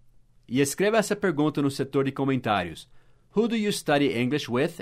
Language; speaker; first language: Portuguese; non-native, fluent; English